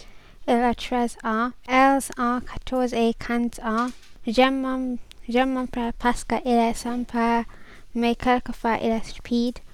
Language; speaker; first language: French; non-native, learner; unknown